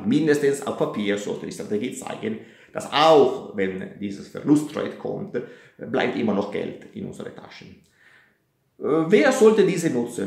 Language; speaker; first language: German; non-native, fluent; Italian